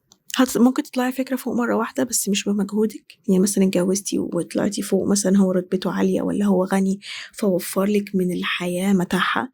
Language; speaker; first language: Arabic; native; Arabic